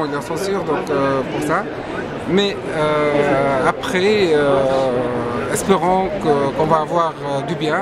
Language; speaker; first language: French; non-native, local second language; Arabic